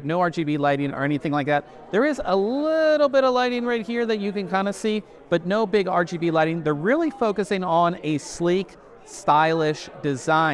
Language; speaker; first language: English; native; English